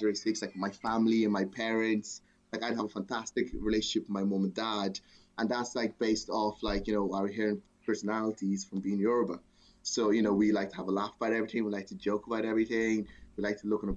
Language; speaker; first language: English; native; English